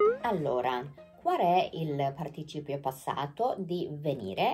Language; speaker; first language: Italian; non-native, fluent; Japanese